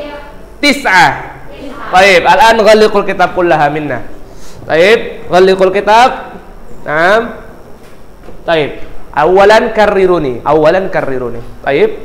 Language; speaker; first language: Arabic; non-native, fluent; Indonesian